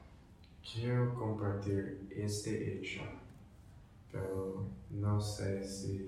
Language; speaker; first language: Spanish; non-native, learner; English